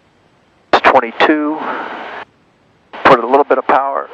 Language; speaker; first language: English; native; English